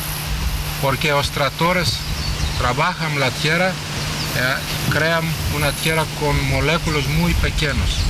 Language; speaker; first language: Spanish; non-native, fluent; Greek